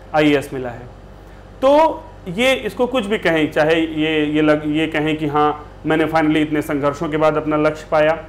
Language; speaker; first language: Hindi; native; Hindi